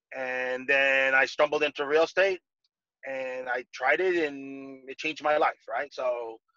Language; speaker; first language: English; non-native, fluent; Spanish